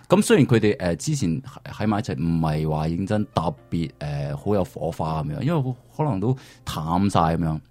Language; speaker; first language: Cantonese; early bilingual, other home language; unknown